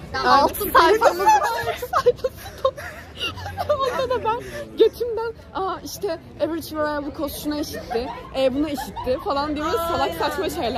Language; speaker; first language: Turkish; native; Turkish